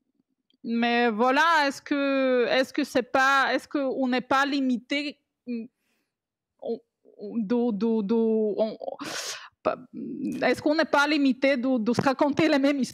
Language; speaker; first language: French; non-native, fluent; Bulgarian